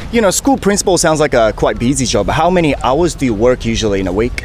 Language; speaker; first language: English; non-native, fluent; Japanese